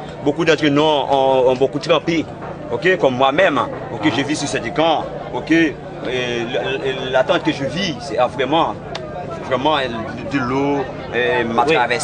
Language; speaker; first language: French; non-native, local second language; Haitian Creole